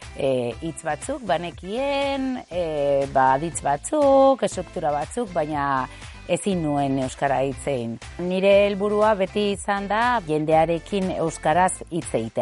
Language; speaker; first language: Basque; non-native, learner; Spanish